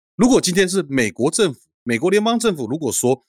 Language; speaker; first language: Chinese; native; Chinese